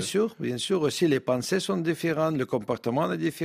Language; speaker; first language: French; non-native, fluent; Russian